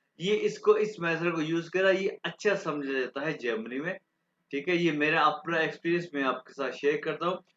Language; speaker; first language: Urdu; non-native, local second language; Punjabi